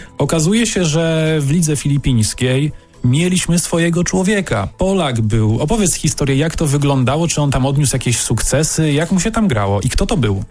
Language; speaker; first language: Polish; native; Polish